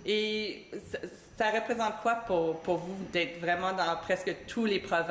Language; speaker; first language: French; native; French